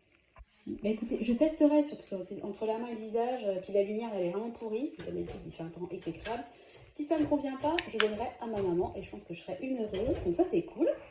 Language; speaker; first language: French; native; French